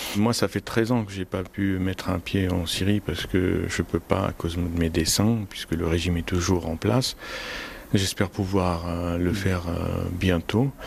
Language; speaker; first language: French; non-native, fluent; Arabic